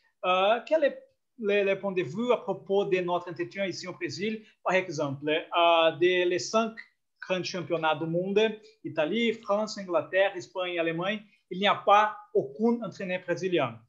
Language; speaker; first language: French; non-native, fluent; Portuguese